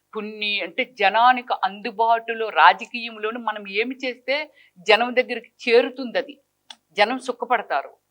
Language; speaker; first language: Telugu; native; Telugu